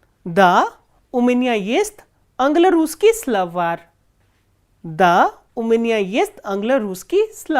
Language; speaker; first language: Russian; non-native, fluent; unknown